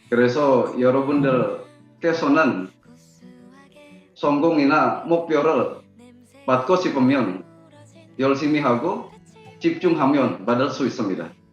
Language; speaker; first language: Korean; non-native, learner; Indonesian